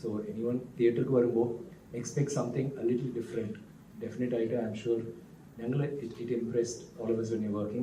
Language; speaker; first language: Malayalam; non-native, learner; Tamil